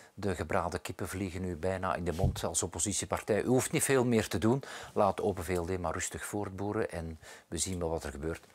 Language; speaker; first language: Dutch; native; Dutch